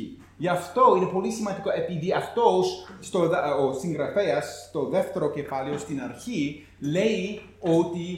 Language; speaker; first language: Greek; non-native, fluent; English